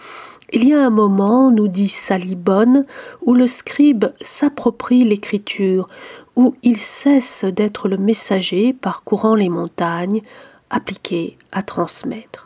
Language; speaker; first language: French; native; French